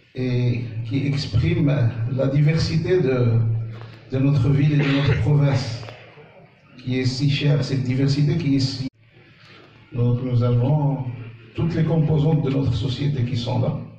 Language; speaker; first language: French; non-native, local second language; Arabic